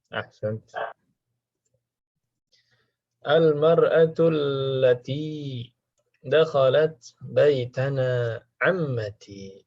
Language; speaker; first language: Arabic; non-native, fluent; Indonesian